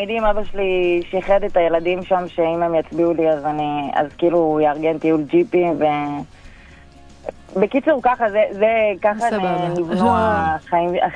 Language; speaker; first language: Hebrew; native; Hebrew